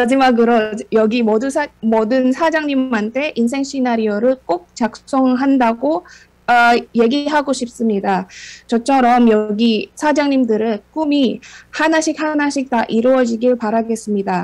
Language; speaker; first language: Korean; non-native, fluent; Indonesian